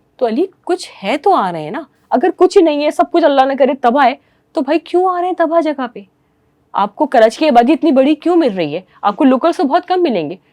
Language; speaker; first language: Urdu; native; Urdu